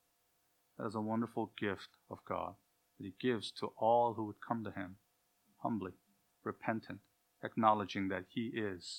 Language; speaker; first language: English; native; English